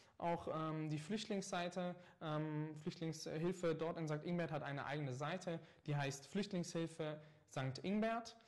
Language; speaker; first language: German; native; German